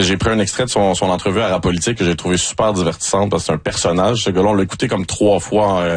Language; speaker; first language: French; native; French